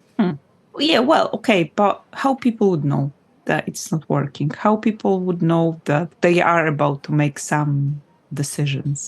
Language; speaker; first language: English; non-native, fluent; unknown